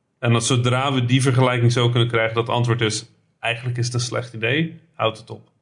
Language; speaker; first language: Dutch; early bilingual, other home language; Arabic